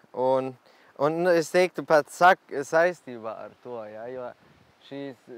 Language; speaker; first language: Latvian; non-native, fluent; German